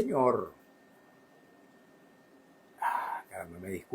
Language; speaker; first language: Spanish; native; Spanish